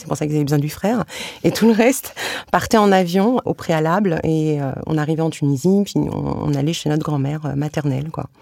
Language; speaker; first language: French; early bilingual, other home language; Arabic